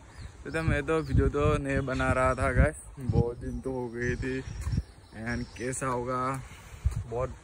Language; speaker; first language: Hindi; non-native, local second language; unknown